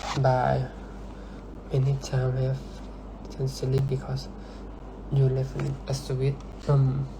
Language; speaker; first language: English; non-native, learner; Thai